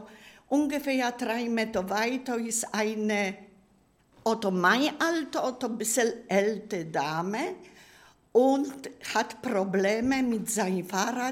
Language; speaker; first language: German; non-native, learner; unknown